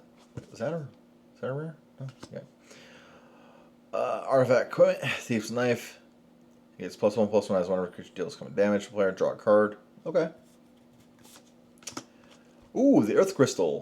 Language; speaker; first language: English; native; English